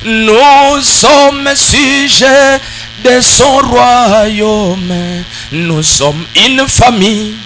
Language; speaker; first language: French; non-native, local second language; Lingala